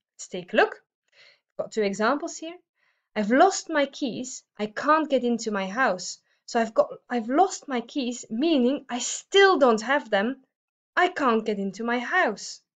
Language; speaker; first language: English; non-native, fluent; Dutch